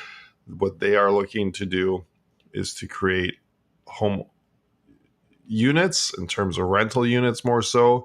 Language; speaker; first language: English; native; English